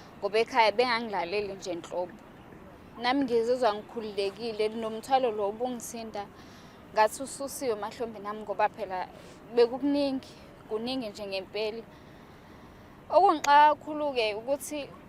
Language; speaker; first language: Zulu; native; Zulu